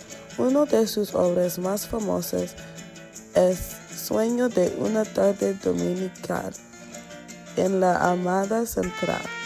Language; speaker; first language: Spanish; non-native, learner; English